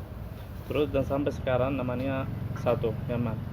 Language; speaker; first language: Indonesian; non-native, learner; Arabic